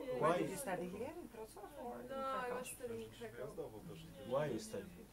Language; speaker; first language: English; non-native, fluent; Polish